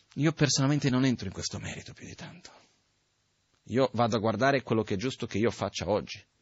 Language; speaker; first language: Italian; non-native, fluent; Portuguese